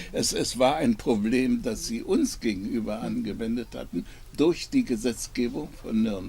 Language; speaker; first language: German; non-native, fluent; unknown